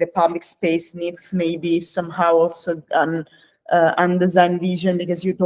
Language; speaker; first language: English; non-native, fluent; Italian